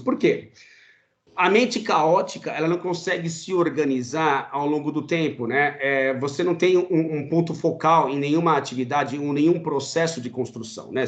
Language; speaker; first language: Portuguese; native; Portuguese